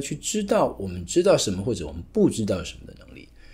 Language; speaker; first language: Chinese; native; Chinese